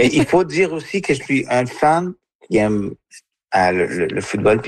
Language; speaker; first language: French; non-native, fluent; Spanish